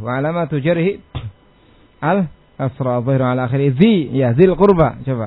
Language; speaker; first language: Arabic; non-native, fluent; Indonesian